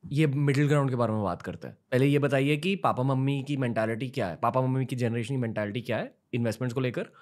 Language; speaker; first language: Hindi; native; Hindi